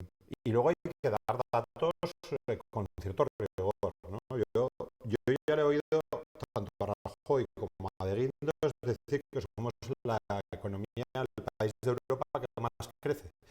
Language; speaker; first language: Spanish; native; Spanish